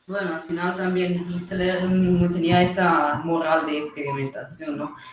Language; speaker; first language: Spanish; non-native, fluent; Italian